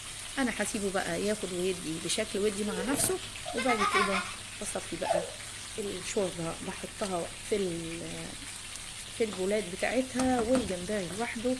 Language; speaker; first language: Arabic; native; Arabic